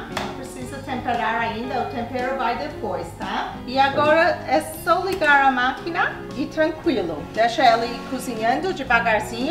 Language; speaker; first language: Portuguese; non-native, fluent; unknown